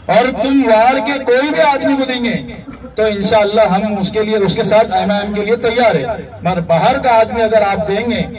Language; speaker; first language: Hindi; native; Hindi